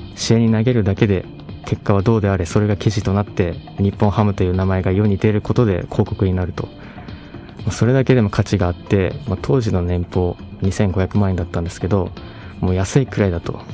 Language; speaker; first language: Japanese; native; Japanese